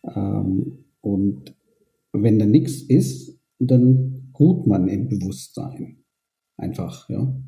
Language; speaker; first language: German; early bilingual, other home language; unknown